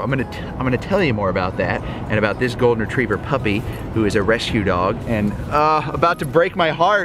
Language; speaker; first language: English; native; English